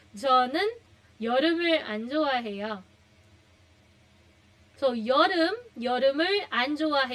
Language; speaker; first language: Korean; non-native, fluent; Filipino